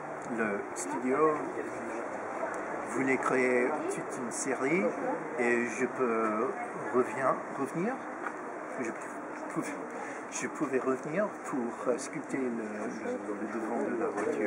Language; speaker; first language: French; non-native, fluent; English